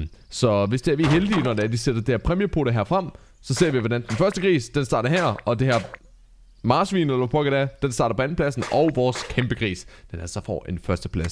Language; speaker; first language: Danish; native; Danish